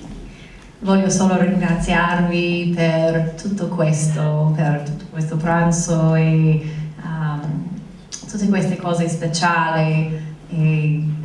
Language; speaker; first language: Italian; non-native, fluent; English